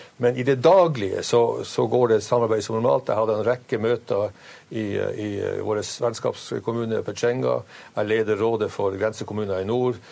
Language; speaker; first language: Norwegian; native; Norwegian